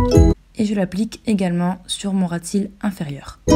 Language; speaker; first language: French; native; French